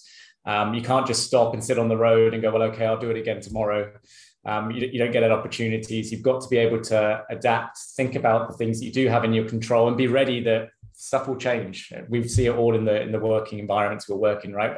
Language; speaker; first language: English; native; English